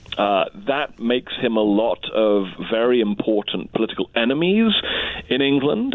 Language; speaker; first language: English; native; English